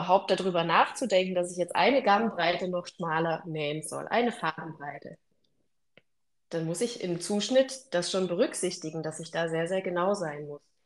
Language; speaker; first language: German; native; German